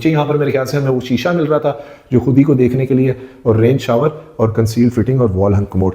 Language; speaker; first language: Urdu; native; Urdu